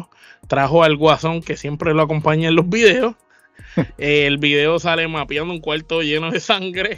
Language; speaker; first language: Spanish; native; Spanish